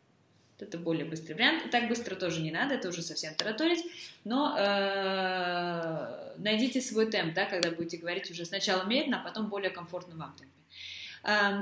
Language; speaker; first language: Russian; native; Russian